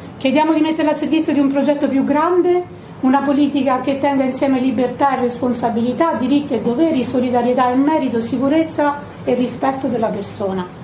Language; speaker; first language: Italian; native; Italian